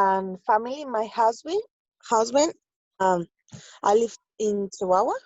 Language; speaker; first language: English; non-native, learner; Spanish